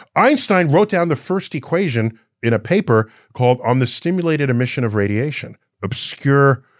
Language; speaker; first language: English; native; English